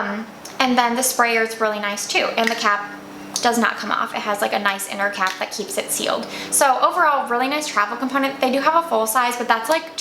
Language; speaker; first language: English; native; English